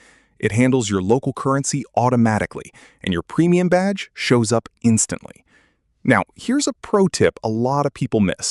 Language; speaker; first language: English; native; English